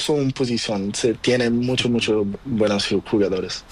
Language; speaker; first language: Spanish; non-native, learner; Portuguese